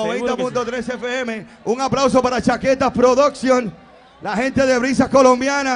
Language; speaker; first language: Spanish; native; Spanish